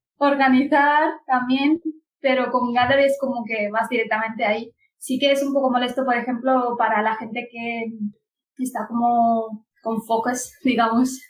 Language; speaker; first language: Spanish; non-native, fluent; Punjabi